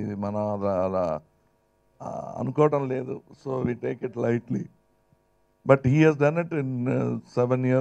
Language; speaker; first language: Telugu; non-native, fluent; Tamil